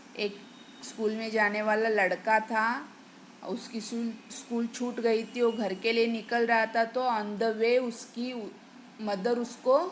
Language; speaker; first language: Hindi; non-native, local second language; Marathi